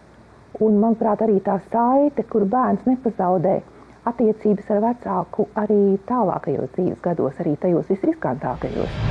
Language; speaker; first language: Latvian; native; Latvian